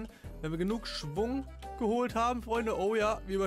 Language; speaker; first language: German; native; German